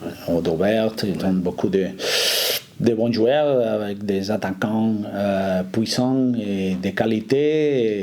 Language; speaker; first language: French; non-native, fluent; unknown